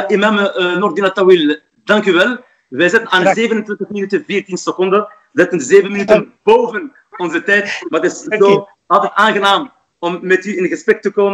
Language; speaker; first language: Dutch; non-native, fluent; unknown